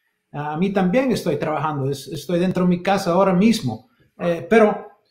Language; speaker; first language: Spanish; non-native, fluent; English